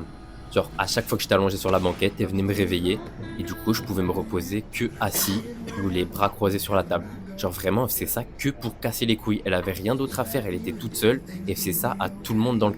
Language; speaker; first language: French; native; French